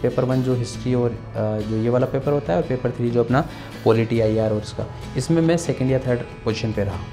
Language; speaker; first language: Hindi; native; Hindi